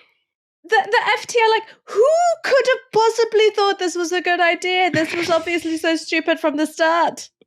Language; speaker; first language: English; native; English